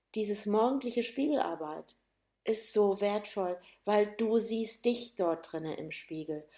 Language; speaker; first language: German; native; German